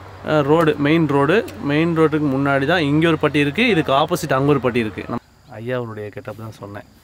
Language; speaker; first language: Tamil; native; Tamil